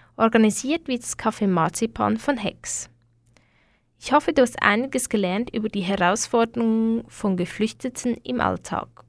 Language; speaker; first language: German; native; German